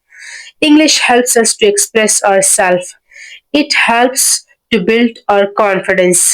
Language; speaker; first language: English; non-native, learner; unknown